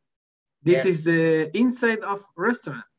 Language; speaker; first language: English; non-native, learner; Spanish